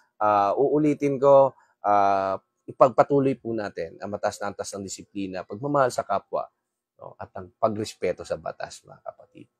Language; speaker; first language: Filipino; non-native, local second language; Waray